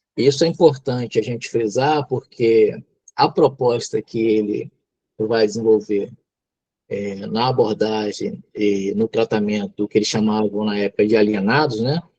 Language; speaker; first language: Portuguese; native; Portuguese